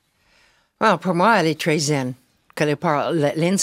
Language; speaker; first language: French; non-native, fluent; English